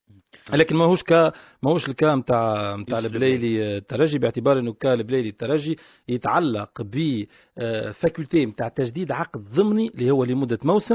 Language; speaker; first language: Arabic; native; Arabic